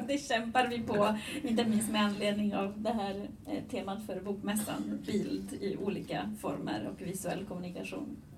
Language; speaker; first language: Swedish; non-native, fluent; Romanian